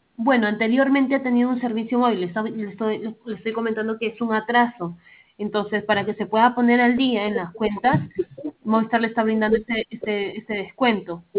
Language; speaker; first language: Spanish; native; Spanish